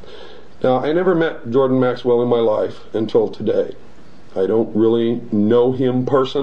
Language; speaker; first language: English; native; English